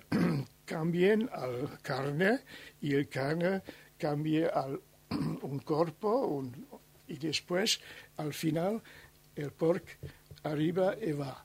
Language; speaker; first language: Spanish; non-native, learner; German